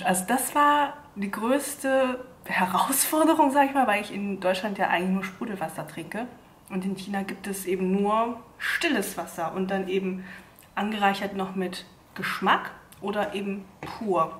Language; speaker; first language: German; native; German